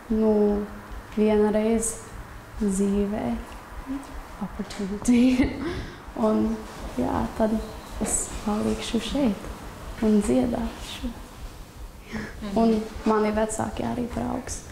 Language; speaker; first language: Latvian; non-native, learner; English